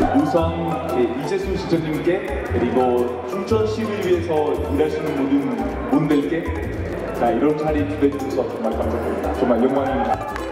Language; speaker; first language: Korean; non-native, fluent; Italian